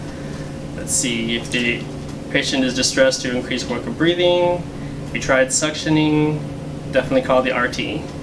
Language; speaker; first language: English; native; English